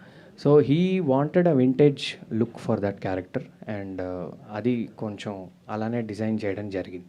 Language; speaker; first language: Telugu; native; Telugu